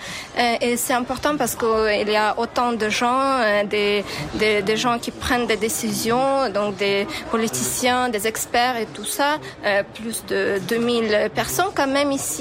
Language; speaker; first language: French; non-native, fluent; Ukrainian